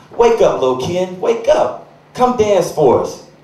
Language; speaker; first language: English; native; English